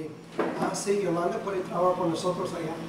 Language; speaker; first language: Spanish; early bilingual, heritage; English